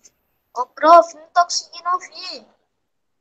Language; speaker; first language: Portuguese; native; Portuguese